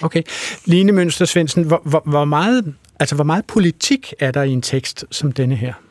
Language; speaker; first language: Danish; native; Danish